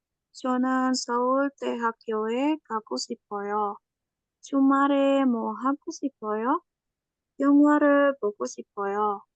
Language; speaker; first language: Korean; non-native, learner; Indonesian